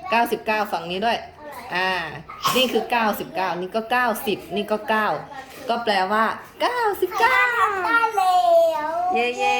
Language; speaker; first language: Thai; native; Thai